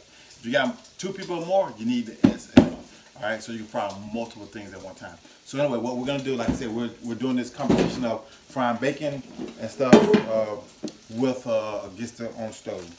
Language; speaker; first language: English; native; English